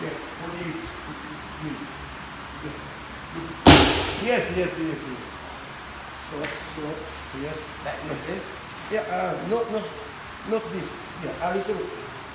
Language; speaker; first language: English; non-native, learner; Japanese